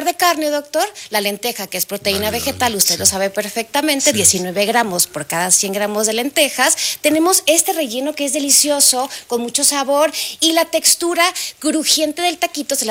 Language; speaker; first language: Spanish; native; Spanish